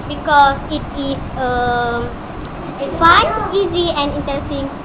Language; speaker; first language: English; non-native, learner; Malay